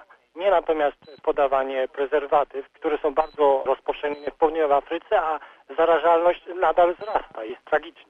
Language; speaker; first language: Polish; native; Polish